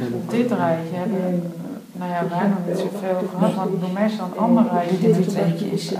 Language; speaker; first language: German; non-native, learner; Dutch